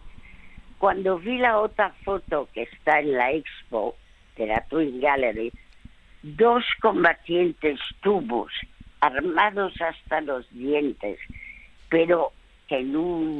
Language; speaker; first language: Spanish; early bilingual, other home language; French